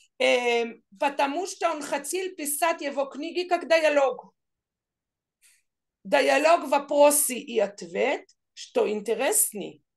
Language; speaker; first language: Russian; non-native, learner; Hebrew